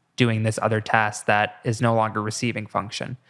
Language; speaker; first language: English; native; English